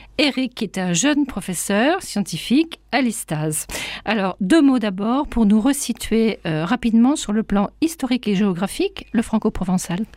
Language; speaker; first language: French; native; French